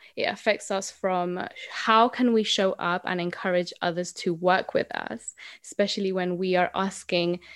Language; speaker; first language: English; non-native, fluent; Spanish